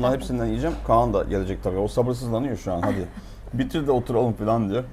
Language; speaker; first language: Turkish; native; Turkish